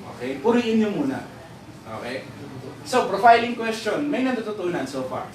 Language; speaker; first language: Filipino; native; Filipino